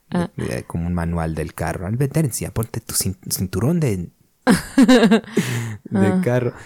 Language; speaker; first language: Spanish; early bilingual, other home language; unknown